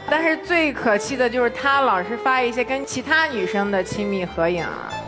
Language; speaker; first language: Chinese; native; Chinese